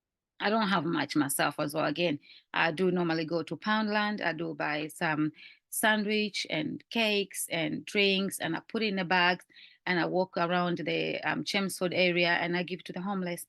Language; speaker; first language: English; non-native, fluent; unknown